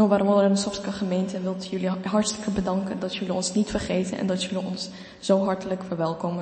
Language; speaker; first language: Dutch; non-native, fluent; Ukrainian